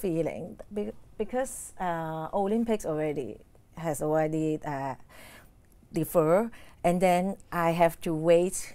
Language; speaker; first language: English; non-native, learner; Cantonese